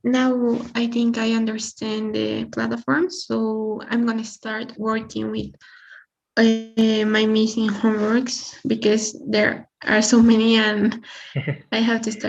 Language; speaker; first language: English; non-native, learner; Spanish